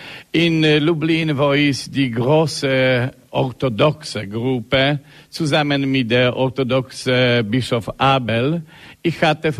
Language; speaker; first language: German; non-native, learner; Polish